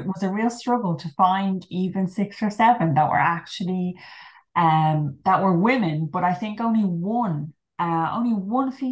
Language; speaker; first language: English; native; English